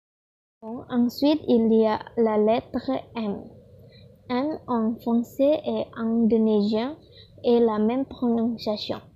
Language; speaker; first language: French; non-native, learner; Indonesian